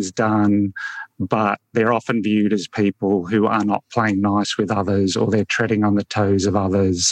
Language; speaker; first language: English; native; English